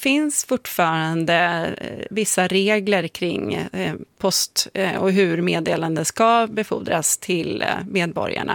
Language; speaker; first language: Swedish; native; Swedish